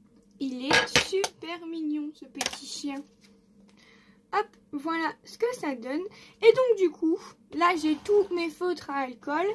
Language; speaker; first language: French; native; French